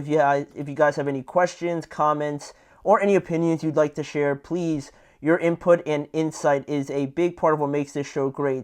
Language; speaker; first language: English; native; English